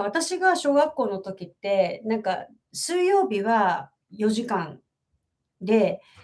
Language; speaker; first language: Japanese; native; Japanese